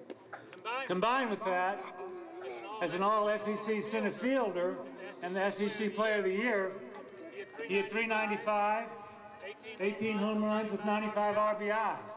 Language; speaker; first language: English; native; English